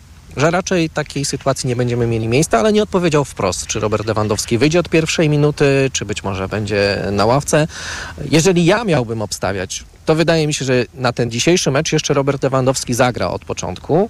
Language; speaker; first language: Polish; native; Polish